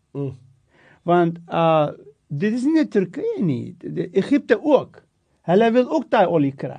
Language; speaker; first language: Afrikaans; non-native, local second language; English